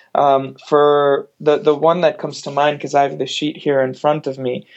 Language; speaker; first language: English; non-native, fluent; Spanish